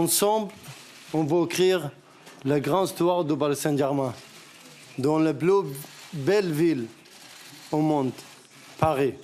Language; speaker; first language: French; non-native, learner; Arabic